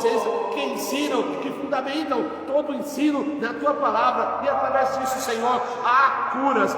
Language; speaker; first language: Portuguese; native; Portuguese